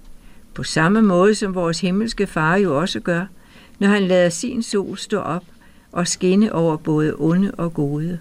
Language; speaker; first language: Danish; native; Danish